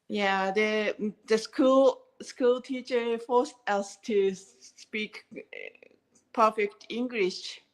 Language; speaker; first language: English; non-native, learner; Japanese